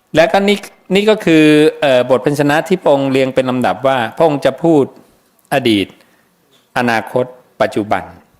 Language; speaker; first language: Thai; native; Thai